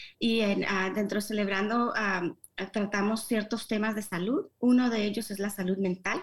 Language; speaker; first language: Spanish; native; Spanish